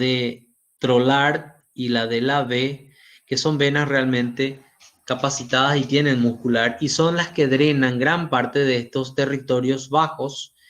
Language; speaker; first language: Spanish; native; Spanish